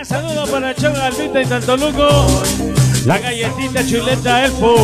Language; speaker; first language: Spanish; native; Spanish